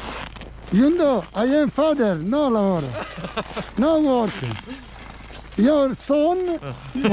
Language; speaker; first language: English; non-native, learner; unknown